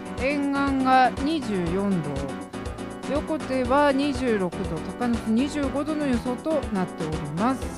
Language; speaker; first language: Japanese; native; Japanese